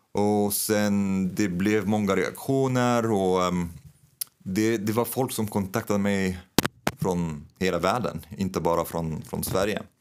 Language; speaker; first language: Swedish; non-native, fluent; Arabic